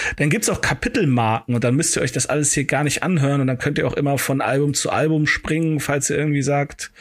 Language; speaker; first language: German; native; German